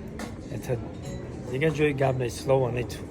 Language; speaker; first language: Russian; non-native, local second language; Tajik